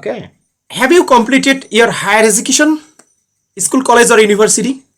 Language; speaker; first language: English; non-native, learner; Bangla